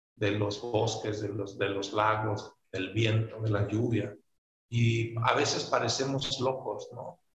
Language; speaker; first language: Spanish; native; Spanish